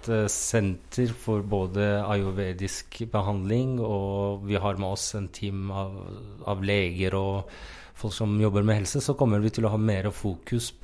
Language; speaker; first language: Norwegian; non-native, fluent; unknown